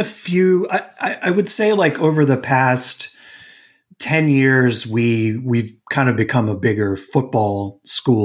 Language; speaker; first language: English; native; English